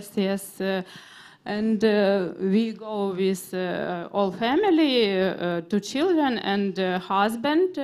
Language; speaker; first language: English; non-native, learner; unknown